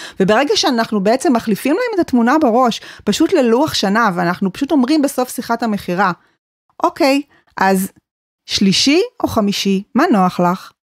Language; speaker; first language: Hebrew; native; Hebrew